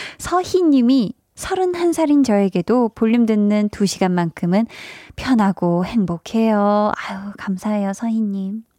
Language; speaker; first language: Korean; native; Korean